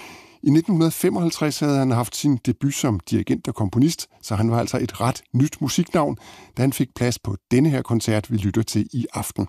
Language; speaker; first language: Danish; native; Danish